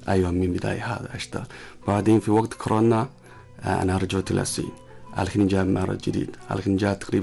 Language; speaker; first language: Arabic; non-native, learner; Chinese